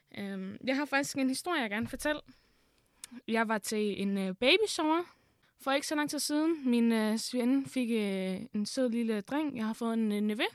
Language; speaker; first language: Danish; early bilingual, other home language; Arabic